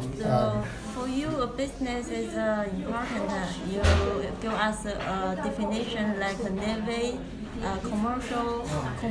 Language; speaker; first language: English; non-native, learner; Chinese